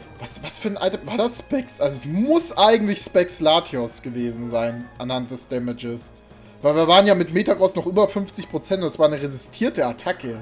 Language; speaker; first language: German; native; German